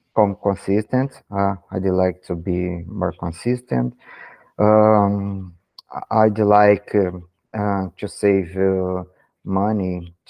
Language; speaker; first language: English; non-native, learner; Portuguese